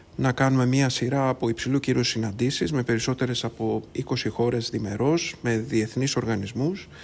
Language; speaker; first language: Greek; native; Greek